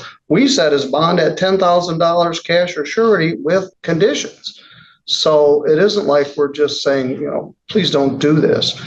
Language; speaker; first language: English; native; English